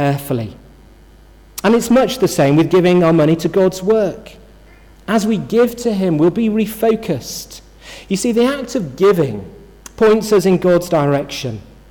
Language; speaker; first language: English; native; English